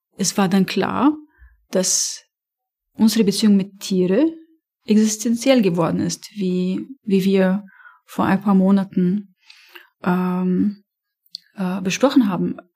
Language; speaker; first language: German; non-native, fluent; Arabic